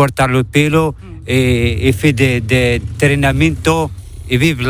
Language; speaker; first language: Spanish; non-native, learner; Arabic